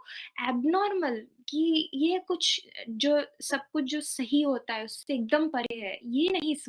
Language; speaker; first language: Hindi; native; Hindi